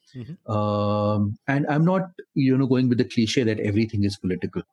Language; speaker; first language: English; non-native, local second language; Hindi